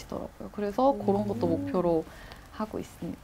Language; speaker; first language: Korean; native; Korean